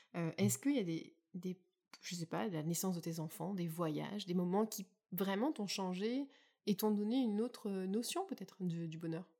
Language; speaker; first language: French; native; French